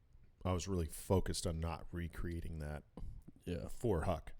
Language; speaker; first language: English; native; English